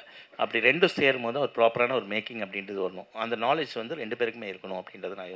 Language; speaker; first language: Tamil; native; Tamil